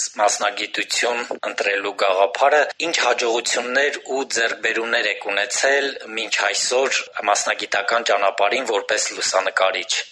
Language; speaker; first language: Armenian; native; Armenian